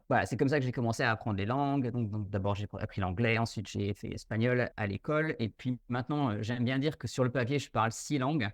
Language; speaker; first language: French; native; French